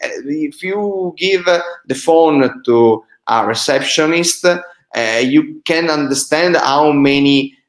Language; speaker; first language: English; non-native, fluent; Italian